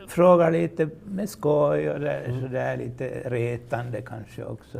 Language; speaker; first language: Swedish; non-native, local second language; Finnish